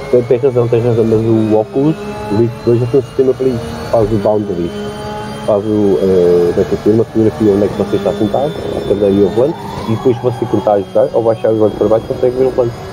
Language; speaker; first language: Portuguese; native; Portuguese